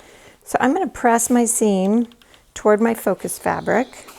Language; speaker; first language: English; native; English